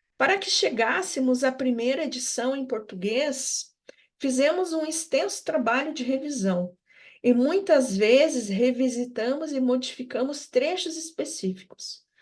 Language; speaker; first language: Portuguese; native; Portuguese